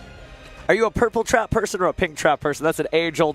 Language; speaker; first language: English; native; English